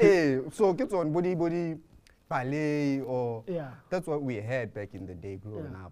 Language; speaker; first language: English; non-native, local second language; Tswana